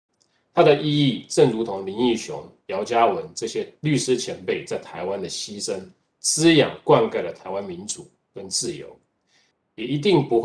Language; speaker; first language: Chinese; native; Chinese